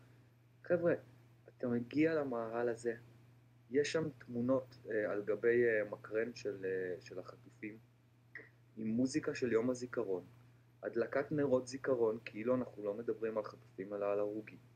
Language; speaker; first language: Hebrew; native; Hebrew